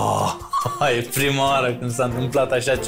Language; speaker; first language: Romanian; native; Romanian